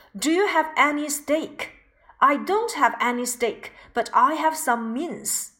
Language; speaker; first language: English; non-native, fluent; Chinese